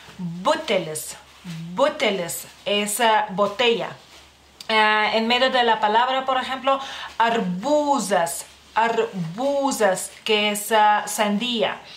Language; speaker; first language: Spanish; non-native, fluent; Lithuanian